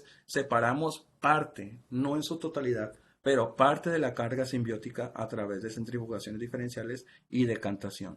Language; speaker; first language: Spanish; native; Spanish